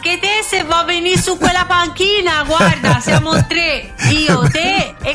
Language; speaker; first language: Italian; native; Italian